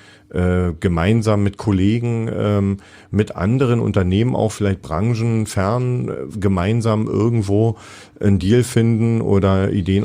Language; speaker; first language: German; native; German